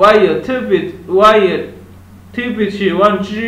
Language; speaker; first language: Chinese; non-native, learner; Bangla